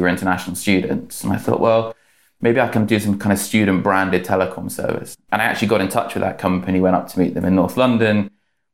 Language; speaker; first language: English; native; English